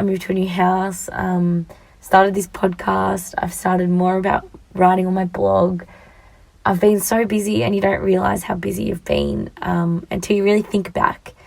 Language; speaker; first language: English; native; English